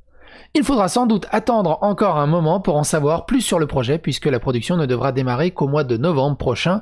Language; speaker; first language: French; native; French